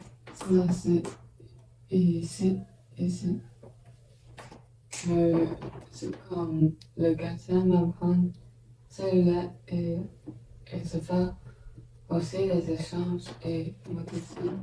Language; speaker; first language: French; non-native, learner; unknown